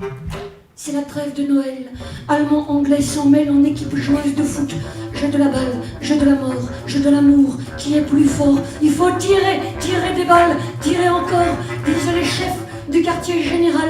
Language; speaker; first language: French; native; French